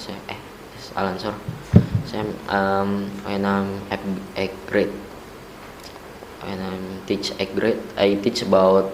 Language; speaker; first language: English; non-native, learner; Indonesian